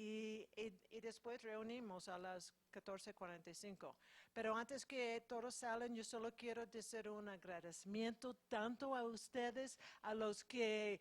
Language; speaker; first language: Spanish; non-native, fluent; English